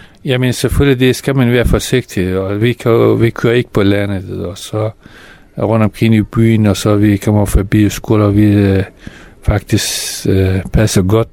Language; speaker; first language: Danish; non-native, fluent; Persian